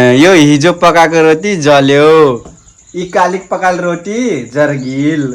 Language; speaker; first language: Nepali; non-native, local second language; Rana Tharu